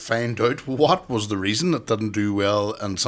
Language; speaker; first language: English; native; English